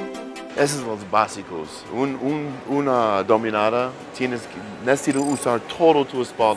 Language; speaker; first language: Spanish; non-native, learner; English